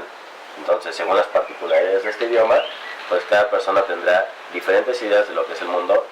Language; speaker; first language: Spanish; native; Spanish